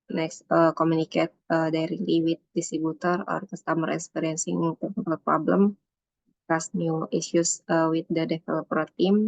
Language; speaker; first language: English; non-native, learner; Indonesian